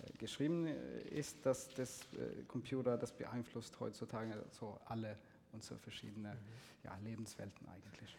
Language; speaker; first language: German; non-native, fluent; Swedish